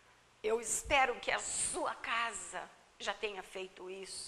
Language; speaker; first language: Portuguese; native; Portuguese